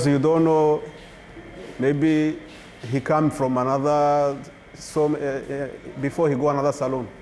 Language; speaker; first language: English; non-native, learner; Kinyarwanda